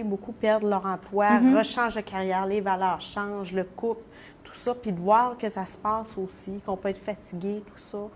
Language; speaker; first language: French; native; French